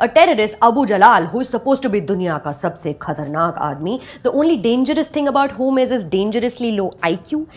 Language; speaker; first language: English; non-native, local second language; Hindi